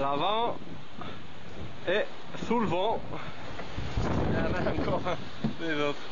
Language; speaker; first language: French; non-native, fluent; Italian